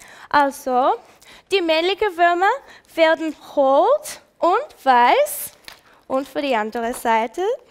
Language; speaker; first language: German; non-native, learner; English